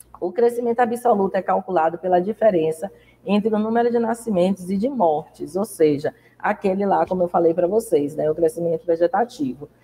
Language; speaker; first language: Portuguese; native; Portuguese